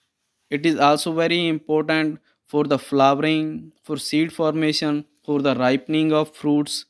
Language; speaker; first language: English; non-native, local second language; Punjabi